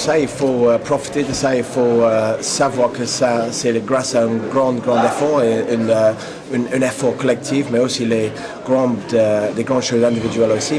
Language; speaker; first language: French; non-native, fluent; English